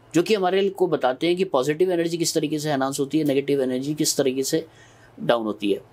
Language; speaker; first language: Hindi; native; Hindi